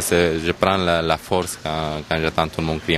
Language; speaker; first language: French; non-native, fluent; Romanian